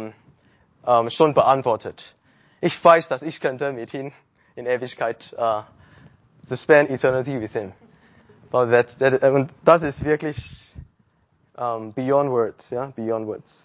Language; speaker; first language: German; non-native, learner; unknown